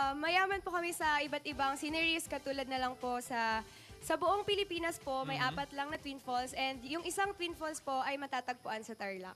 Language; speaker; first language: Filipino; non-native, local second language; Iloko